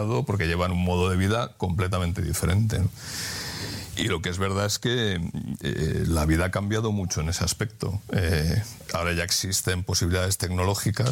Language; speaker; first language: Spanish; native; Spanish